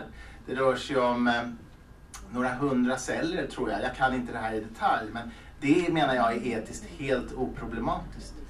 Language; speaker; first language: Swedish; native; Swedish